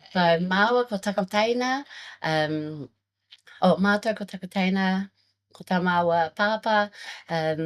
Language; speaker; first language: Māori; non-native, learner; English